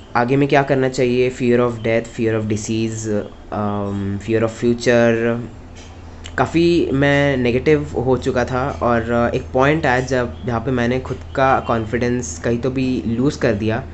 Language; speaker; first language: Hindi; native; Hindi